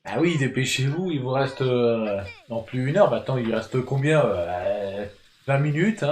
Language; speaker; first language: French; native; French